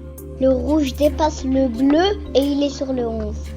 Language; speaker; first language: French; native; French